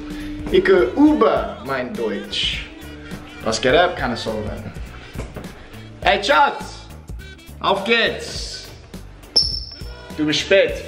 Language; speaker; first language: German; non-native, learner; English